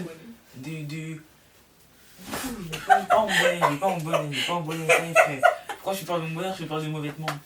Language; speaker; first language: French; native; French